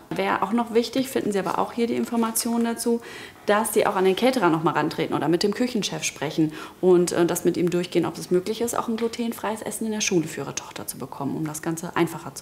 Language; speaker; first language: German; native; German